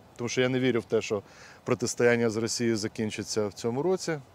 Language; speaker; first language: Ukrainian; native; Ukrainian